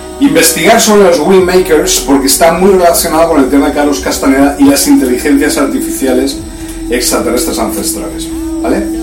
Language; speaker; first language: Spanish; native; Spanish